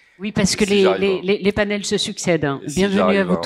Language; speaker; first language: French; non-native, local second language; Arabic